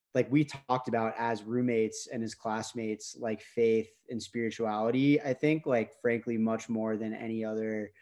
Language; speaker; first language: English; native; English